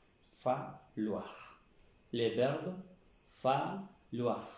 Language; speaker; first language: French; non-native, fluent; Spanish